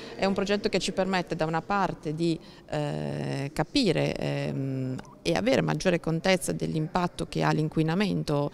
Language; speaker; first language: Italian; native; Italian